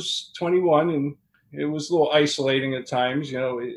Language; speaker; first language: English; native; English